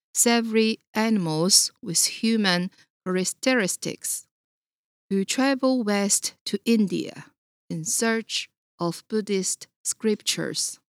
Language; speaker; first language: English; non-native, fluent; Chinese